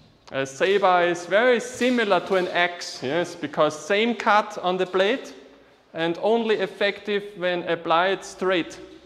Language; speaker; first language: English; non-native, fluent; German